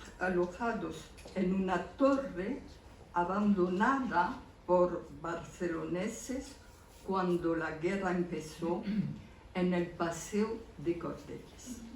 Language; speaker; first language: Spanish; early bilingual, heritage; Spanish